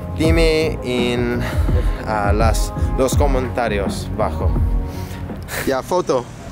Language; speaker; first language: Spanish; non-native, learner; English